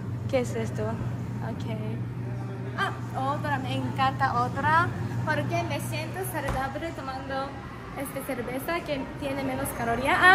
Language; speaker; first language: Spanish; non-native, learner; Japanese